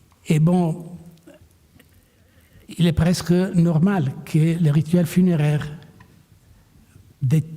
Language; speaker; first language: French; non-native, fluent; Italian